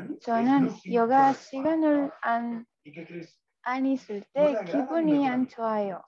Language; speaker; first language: Korean; non-native, learner; Spanish